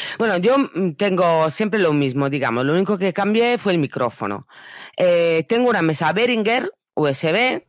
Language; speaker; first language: Spanish; non-native, fluent; Italian